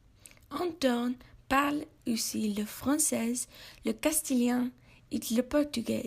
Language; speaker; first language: French; non-native, learner; English